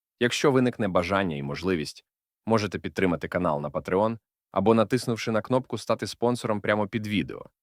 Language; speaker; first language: Ukrainian; native; Ukrainian